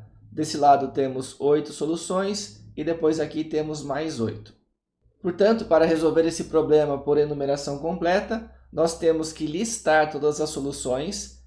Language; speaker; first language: Portuguese; native; Portuguese